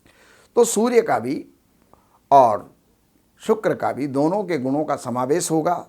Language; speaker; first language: Hindi; native; Hindi